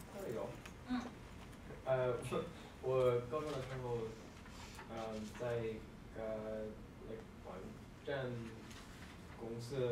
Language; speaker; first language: Chinese; non-native, learner; English